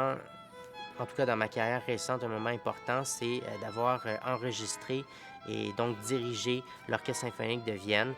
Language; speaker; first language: French; native; French